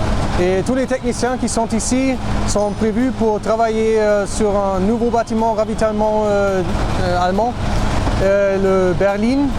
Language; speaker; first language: French; non-native, fluent; German